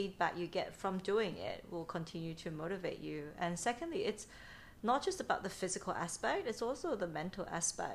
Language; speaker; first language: English; non-native, local second language; Cantonese